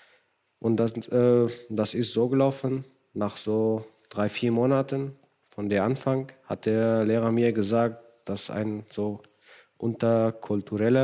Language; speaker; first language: German; non-native, fluent; Kurdish